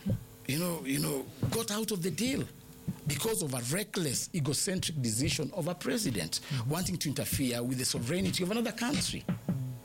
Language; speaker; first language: English; non-native, local second language; Luyia